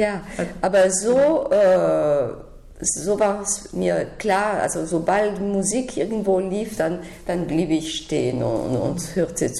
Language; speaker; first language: German; non-native, fluent; French